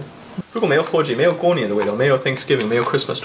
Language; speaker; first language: Chinese; non-native, fluent; English